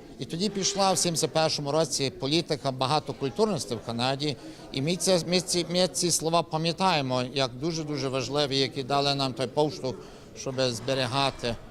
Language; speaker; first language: Ukrainian; early bilingual, heritage; Ukrainian